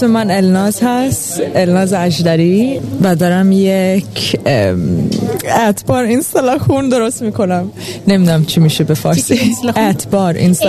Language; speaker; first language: Persian; early bilingual, heritage; Persian